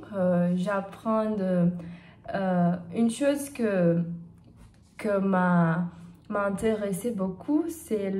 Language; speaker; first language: French; non-native, learner; Portuguese